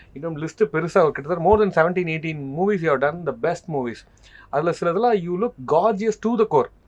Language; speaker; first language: Tamil; native; Tamil